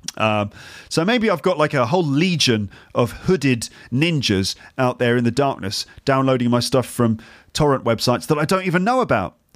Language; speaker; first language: English; native; English